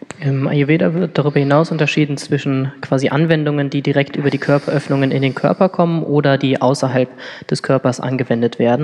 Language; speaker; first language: German; native; German